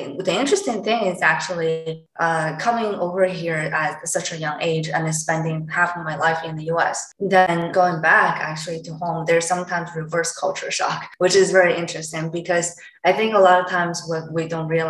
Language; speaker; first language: English; non-native, fluent; Chinese